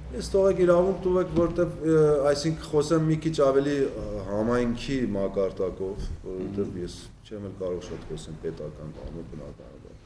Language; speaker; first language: Armenian; early bilingual, heritage; Armenian